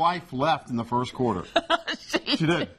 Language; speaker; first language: English; native; English